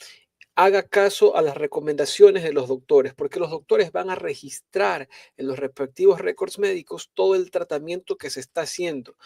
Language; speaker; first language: Spanish; native; Spanish